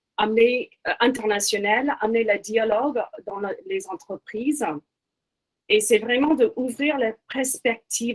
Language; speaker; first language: French; non-native, fluent; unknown